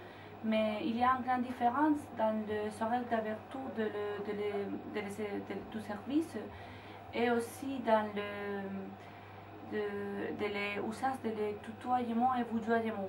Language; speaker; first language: French; non-native, fluent; Spanish